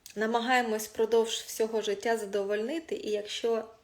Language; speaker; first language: Ukrainian; non-native, local second language; Russian